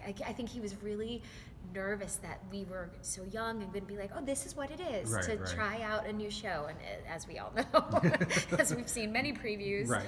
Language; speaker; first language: English; native; English